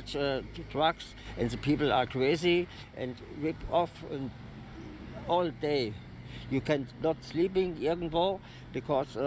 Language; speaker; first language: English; non-native, learner; German